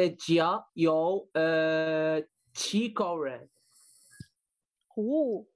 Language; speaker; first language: Chinese; non-native, learner; Arabic